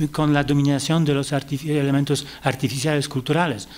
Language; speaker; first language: Spanish; non-native, fluent; Polish